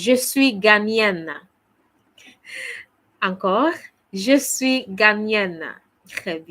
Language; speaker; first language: French; non-native, fluent; English